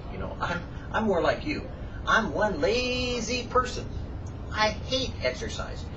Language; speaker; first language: English; native; English